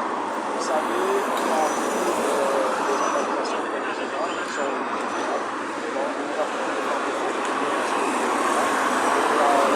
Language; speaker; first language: French; non-native, learner; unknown